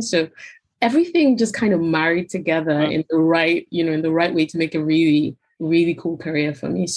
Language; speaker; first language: English; non-native, local second language; Yoruba